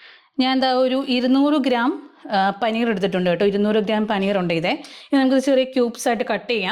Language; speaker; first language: Malayalam; native; Malayalam